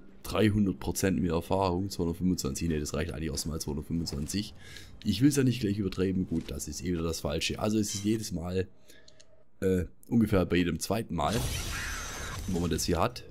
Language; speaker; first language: German; native; German